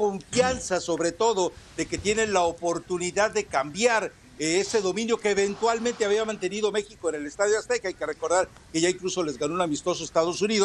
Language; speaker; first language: Spanish; native; Spanish